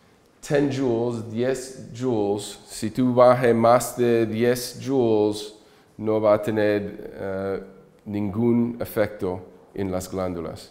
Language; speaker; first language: Spanish; early bilingual, heritage; English